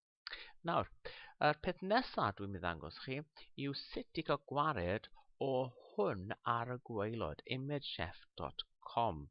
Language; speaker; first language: Welsh; non-native, local second language; English